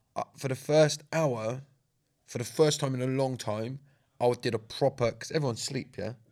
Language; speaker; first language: English; native; English